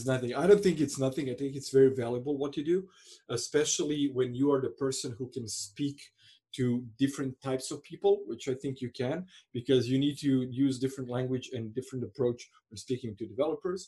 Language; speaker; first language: English; non-native, fluent; Croatian